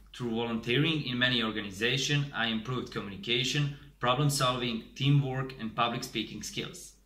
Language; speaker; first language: English; non-native, fluent; Bosnian